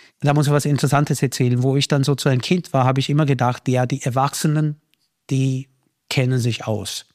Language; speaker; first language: German; non-native, fluent; Hindi